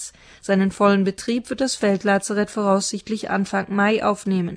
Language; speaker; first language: German; native; German